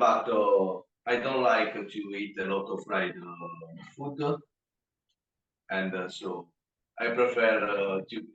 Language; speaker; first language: English; non-native, learner; Italian